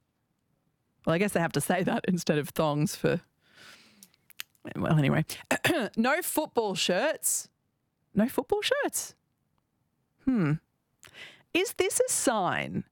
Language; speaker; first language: English; native; English